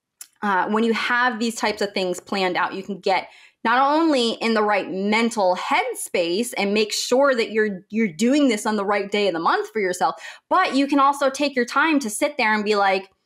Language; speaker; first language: English; native; English